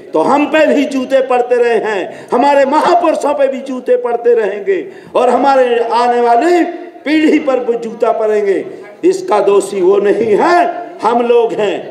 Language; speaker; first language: Hindi; native; Hindi